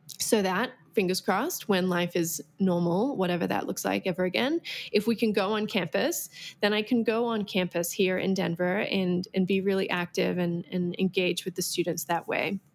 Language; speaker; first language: English; native; English